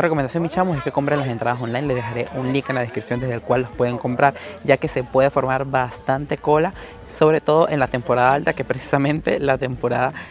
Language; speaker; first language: Spanish; native; Spanish